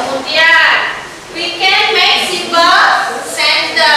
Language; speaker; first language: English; non-native, learner; Indonesian